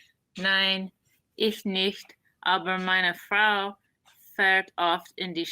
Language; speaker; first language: German; non-native, learner; English